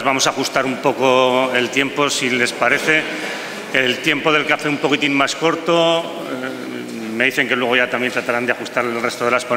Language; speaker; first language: Spanish; native; Spanish